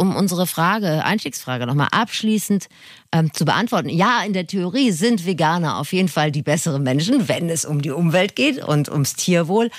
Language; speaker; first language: German; native; German